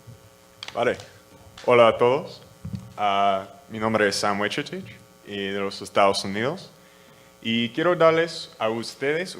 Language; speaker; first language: Spanish; non-native, learner; English